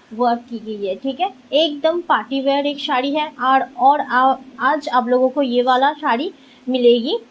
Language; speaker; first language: Hindi; non-native, local second language; Bangla